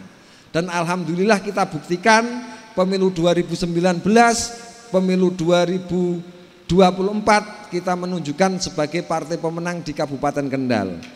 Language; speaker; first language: Indonesian; native; Indonesian